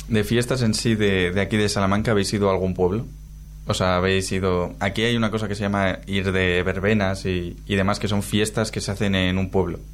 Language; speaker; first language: Spanish; native; Spanish